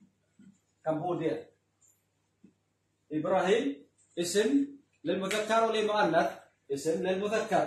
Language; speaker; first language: Arabic; non-native, fluent; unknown